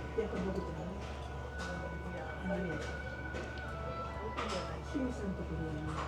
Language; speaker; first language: Japanese; native; Japanese